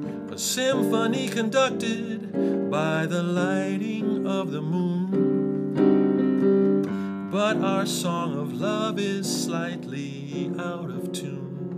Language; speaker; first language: English; native; English